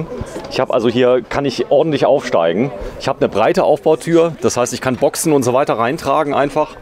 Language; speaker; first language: German; native; German